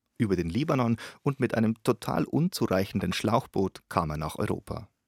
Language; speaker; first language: German; native; German